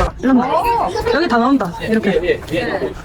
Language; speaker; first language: Korean; native; Korean